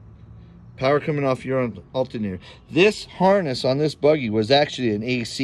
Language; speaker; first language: English; native; English